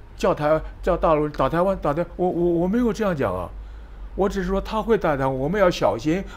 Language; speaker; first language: Chinese; native; Chinese